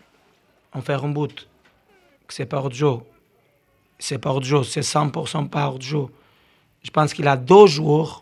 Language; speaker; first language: French; non-native, learner; Portuguese